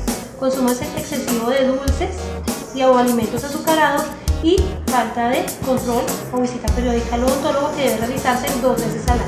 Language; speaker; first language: Spanish; native; Spanish